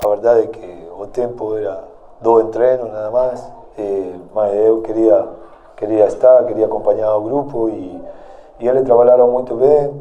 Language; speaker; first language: Portuguese; non-native, fluent; Spanish